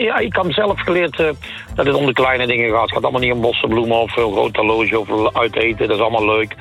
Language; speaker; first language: Dutch; early bilingual, heritage; Dutch